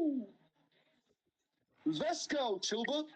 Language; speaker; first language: English; native; English